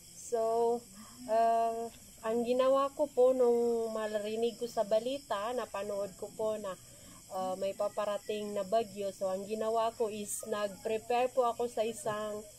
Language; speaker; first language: Filipino; non-native, local second language; Maguindanaon